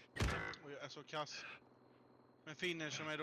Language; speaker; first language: Swedish; native; Swedish